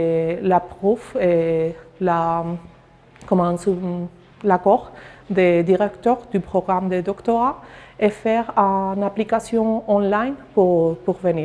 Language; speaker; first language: French; non-native, learner; Spanish